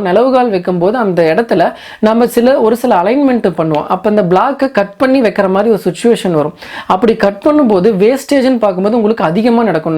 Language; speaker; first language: Tamil; native; Tamil